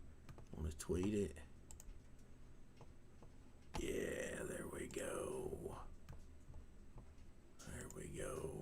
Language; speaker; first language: English; native; English